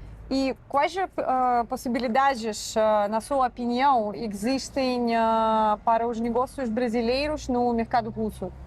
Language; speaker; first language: Portuguese; non-native, fluent; Russian